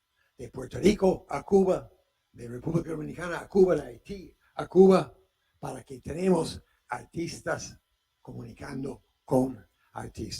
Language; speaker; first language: Spanish; non-native, fluent; English